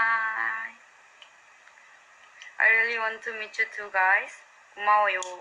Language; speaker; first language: English; non-native, learner; Korean